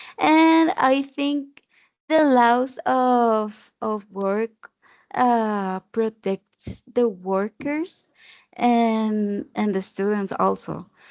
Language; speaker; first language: English; non-native, learner; Spanish